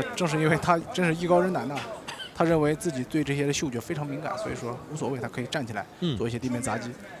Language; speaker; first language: Chinese; native; Chinese